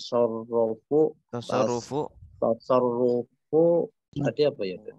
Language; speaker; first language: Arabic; non-native, learner; Indonesian